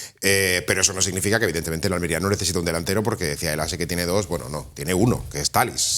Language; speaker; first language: Spanish; native; Spanish